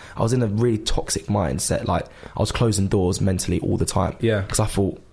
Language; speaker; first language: English; native; English